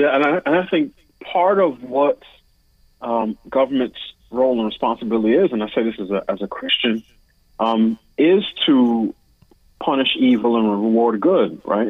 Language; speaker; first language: English; native; English